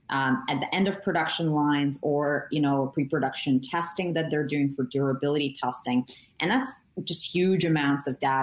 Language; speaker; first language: English; native; English